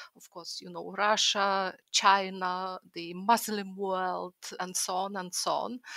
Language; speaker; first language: English; non-native, fluent; Lithuanian